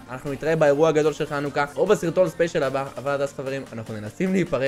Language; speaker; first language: Hebrew; native; Hebrew